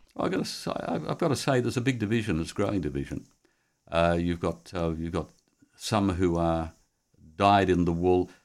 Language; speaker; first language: English; native; English